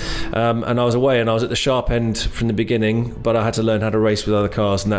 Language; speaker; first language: English; native; English